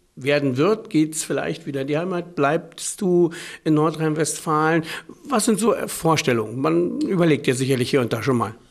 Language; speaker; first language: German; native; German